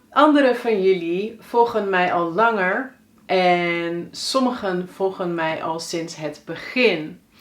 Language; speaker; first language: Dutch; native; Dutch